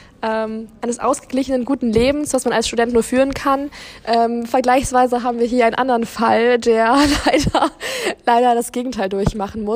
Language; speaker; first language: German; native; German